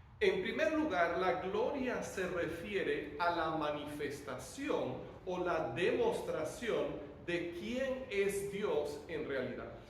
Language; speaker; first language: Spanish; native; Spanish